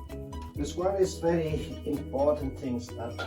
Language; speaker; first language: English; non-native, learner; Vietnamese